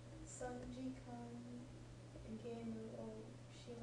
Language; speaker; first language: Japanese; non-native, learner; English